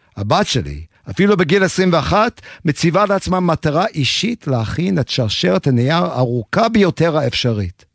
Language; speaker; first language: Hebrew; non-native, fluent; English